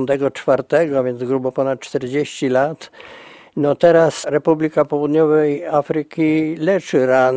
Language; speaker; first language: Polish; native; Polish